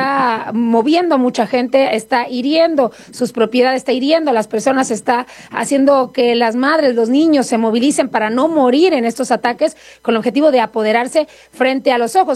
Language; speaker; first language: Spanish; native; Spanish